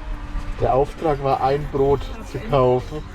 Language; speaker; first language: German; native; German